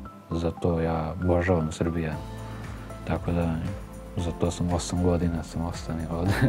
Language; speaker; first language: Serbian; non-native, local second language; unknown